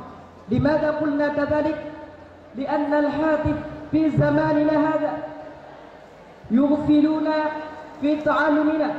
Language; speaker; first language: Arabic; non-native, learner; Achinese